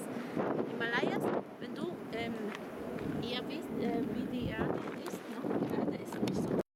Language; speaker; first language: German; non-native, learner; Spanish